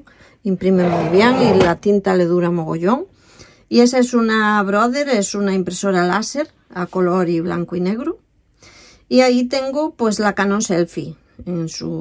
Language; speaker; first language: Spanish; native; Spanish